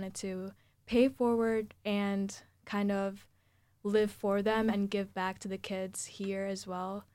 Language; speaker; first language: English; early bilingual, other home language; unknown